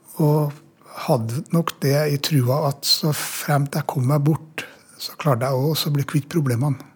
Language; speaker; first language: Norwegian; native; Norwegian